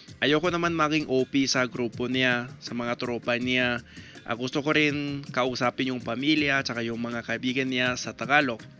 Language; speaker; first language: Filipino; non-native, fluent; English